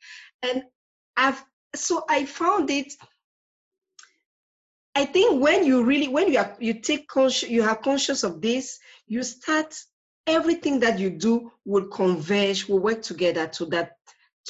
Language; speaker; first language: English; non-native, local second language; French